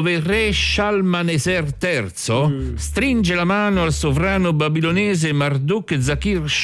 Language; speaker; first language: Italian; native; Italian